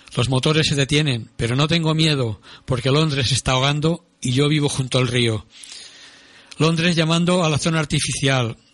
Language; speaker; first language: Spanish; non-native, local second language; Catalan